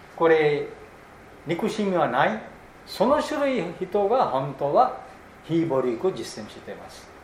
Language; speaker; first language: Japanese; non-native, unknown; Bangla